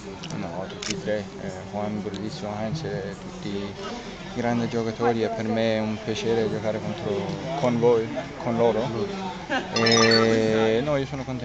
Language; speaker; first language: Italian; non-native, learner; Danish